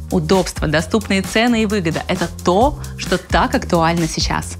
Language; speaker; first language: Russian; native; Russian